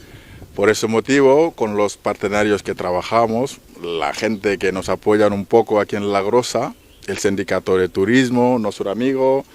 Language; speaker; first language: Spanish; non-native, fluent; Wolof